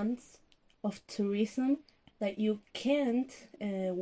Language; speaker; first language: English; non-native, learner; Spanish